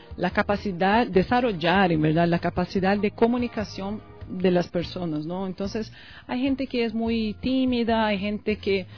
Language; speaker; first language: Spanish; non-native, fluent; Portuguese